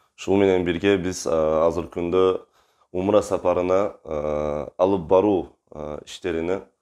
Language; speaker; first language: Kyrgyz; non-native, local second language; Uzbek